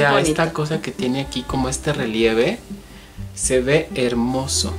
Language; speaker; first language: Spanish; native; Spanish